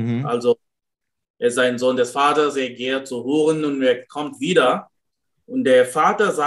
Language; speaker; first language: German; non-native, fluent; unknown